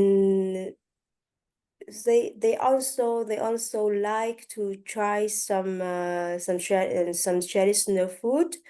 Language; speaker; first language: English; non-native, learner; French